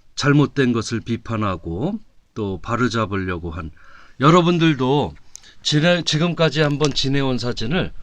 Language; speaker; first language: Korean; native; Korean